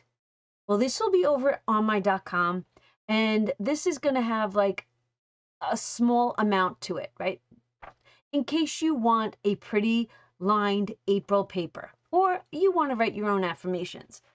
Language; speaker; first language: English; native; English